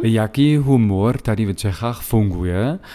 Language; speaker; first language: Czech; non-native, learner; German